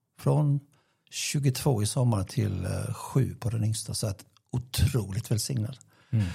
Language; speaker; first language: Swedish; native; Swedish